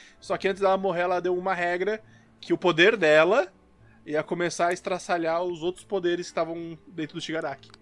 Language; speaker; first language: Portuguese; native; Portuguese